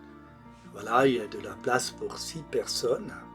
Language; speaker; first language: French; non-native, local second language; German